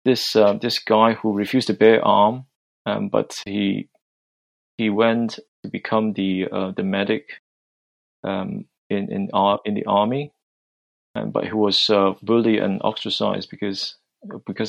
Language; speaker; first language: English; non-native, local second language; Cantonese